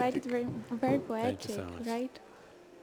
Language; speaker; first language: English; non-native, fluent; Greek